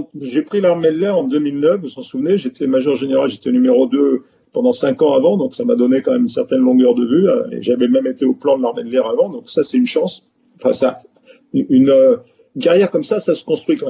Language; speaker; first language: French; native; French